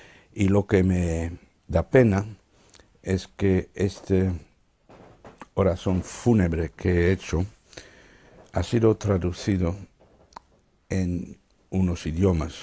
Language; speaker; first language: Spanish; non-native, fluent; Dutch